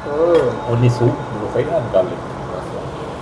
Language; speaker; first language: English; non-native, learner; Arabic